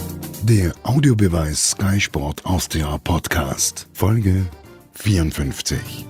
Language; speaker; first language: German; native; German